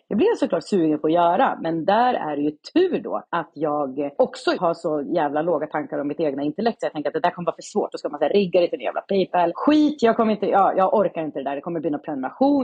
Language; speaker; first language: Swedish; native; Swedish